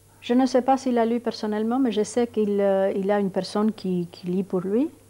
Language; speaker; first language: French; non-native, fluent; Spanish